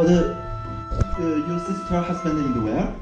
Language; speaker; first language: English; non-native, learner; Chinese